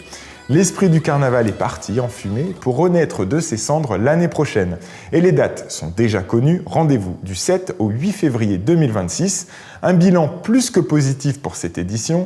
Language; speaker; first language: French; native; French